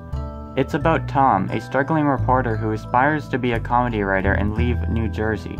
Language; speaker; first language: English; native; English